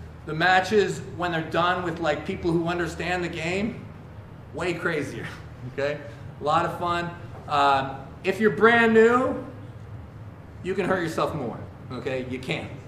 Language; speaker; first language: English; native; English